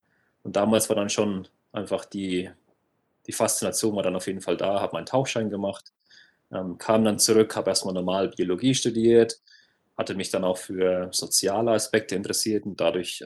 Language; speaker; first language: German; native; German